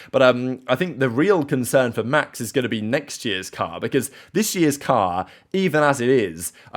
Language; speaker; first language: English; native; English